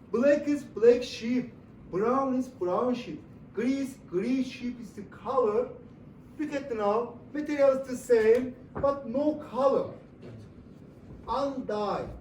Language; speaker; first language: English; non-native, learner; Turkish